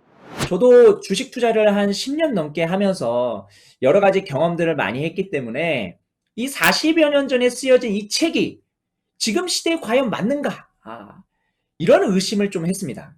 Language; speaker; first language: Korean; native; Korean